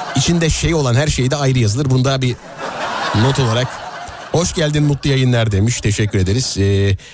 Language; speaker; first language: Turkish; native; Turkish